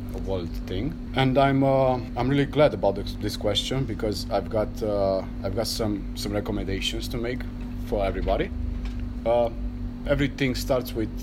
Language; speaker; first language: English; non-native, learner; Romanian